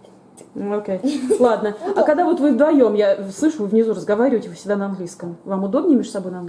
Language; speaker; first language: Russian; native; Russian